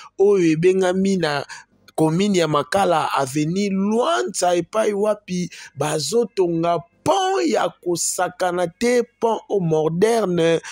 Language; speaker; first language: Lingala; native; Lingala